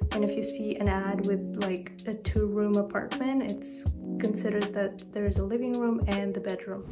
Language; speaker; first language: English; non-native, fluent; Kazakh